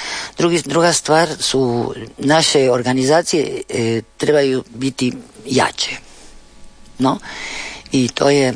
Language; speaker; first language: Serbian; early bilingual, heritage; Spanish